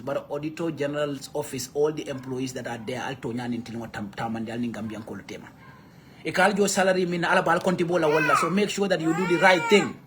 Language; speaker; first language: English; non-native, local second language; Wolof